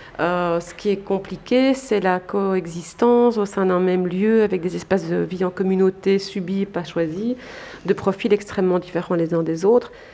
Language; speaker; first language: French; native; French